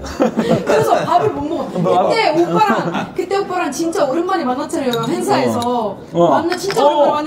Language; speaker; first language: Korean; non-native, fluent; Arabic